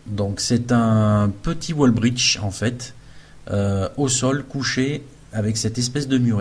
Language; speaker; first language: French; native; French